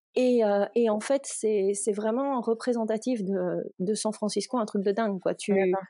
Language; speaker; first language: French; native; French